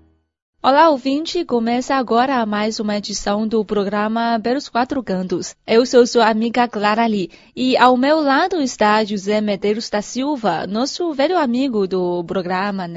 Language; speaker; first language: Portuguese; non-native, fluent; Chinese